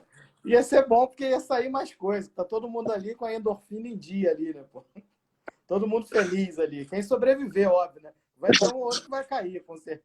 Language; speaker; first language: Portuguese; native; Portuguese